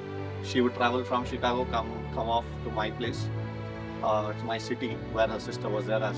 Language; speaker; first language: English; non-native, local second language; Telugu